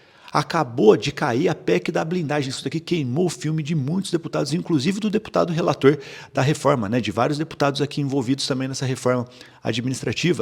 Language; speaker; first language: Portuguese; native; Portuguese